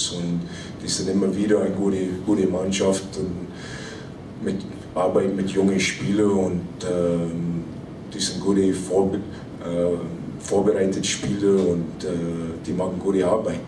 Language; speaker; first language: German; non-native, fluent; English